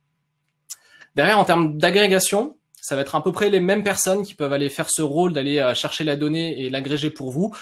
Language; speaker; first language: French; native; French